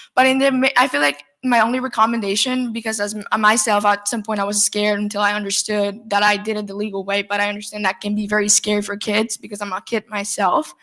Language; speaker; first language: English; non-native, fluent; Spanish